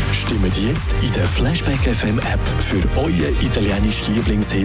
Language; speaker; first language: German; native; German